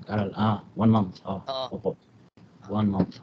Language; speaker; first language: Filipino; non-native, learner; Bangla